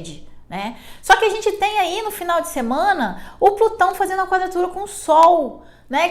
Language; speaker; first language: Portuguese; native; Portuguese